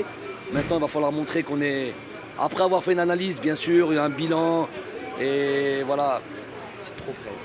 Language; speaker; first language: French; native; French